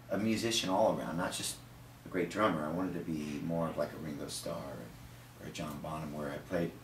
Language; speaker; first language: English; native; English